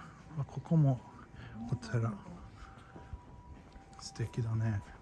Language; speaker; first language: Japanese; non-native, fluent; Swedish